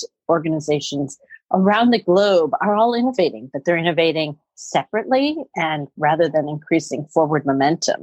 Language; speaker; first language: English; native; English